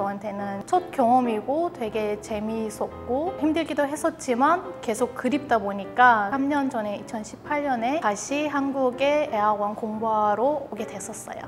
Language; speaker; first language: Korean; non-native, fluent; Turkish